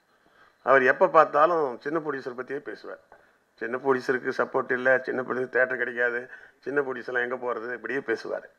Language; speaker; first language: Tamil; native; Tamil